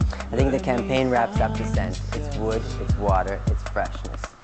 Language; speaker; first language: English; native; English